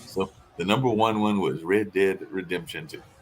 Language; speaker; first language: English; native; English